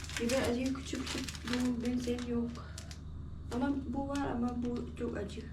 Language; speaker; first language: Turkish; non-native, learner; Lao